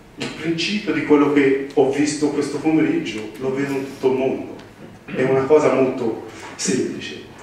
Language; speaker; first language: Italian; early bilingual, heritage; English